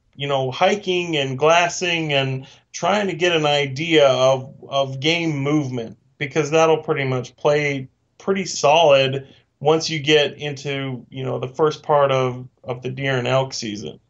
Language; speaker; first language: English; native; English